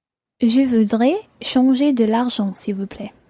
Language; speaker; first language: French; non-native, learner; English